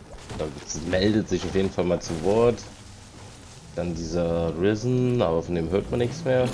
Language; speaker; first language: German; native; German